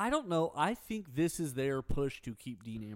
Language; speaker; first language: English; native; English